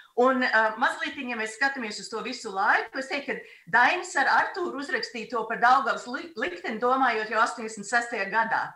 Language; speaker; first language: Latvian; native; Latvian